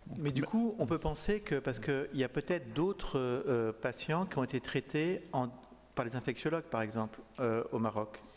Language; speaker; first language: French; native; French